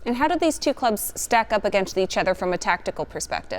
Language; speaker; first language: English; native; English